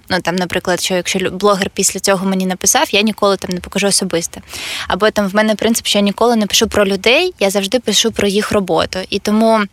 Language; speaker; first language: Ukrainian; non-native, local second language; Russian